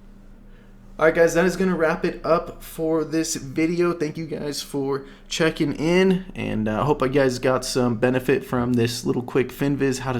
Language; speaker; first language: English; native; English